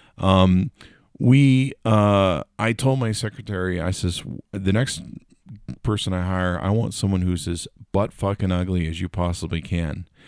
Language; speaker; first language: English; native; English